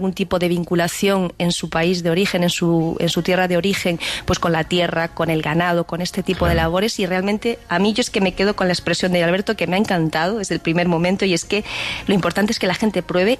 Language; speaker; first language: Spanish; native; Spanish